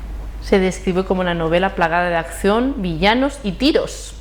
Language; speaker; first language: Spanish; non-native, local second language; Catalan